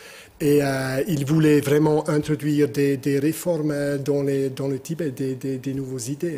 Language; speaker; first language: French; non-native, fluent; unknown